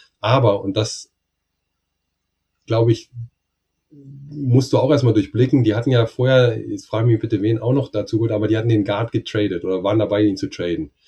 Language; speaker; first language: German; native; German